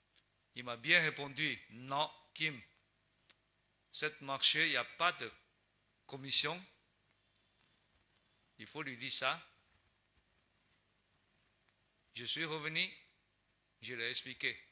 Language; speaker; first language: French; non-native, learner; Chinese